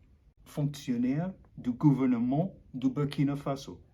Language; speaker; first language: French; non-native, learner; English